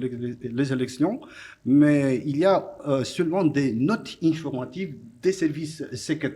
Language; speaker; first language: French; non-native, fluent; Romanian